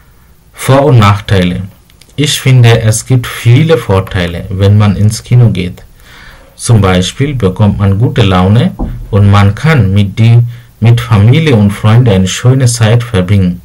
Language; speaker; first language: German; non-native, learner; Bangla